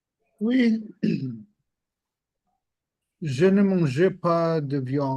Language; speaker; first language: French; non-native, learner; Portuguese